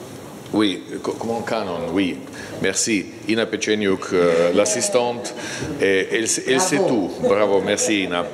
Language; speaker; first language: French; non-native, fluent; Slovenian